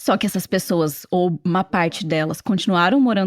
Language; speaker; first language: Portuguese; native; Portuguese